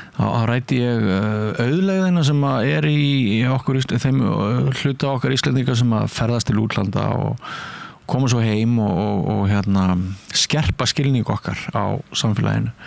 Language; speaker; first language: Icelandic; native; Icelandic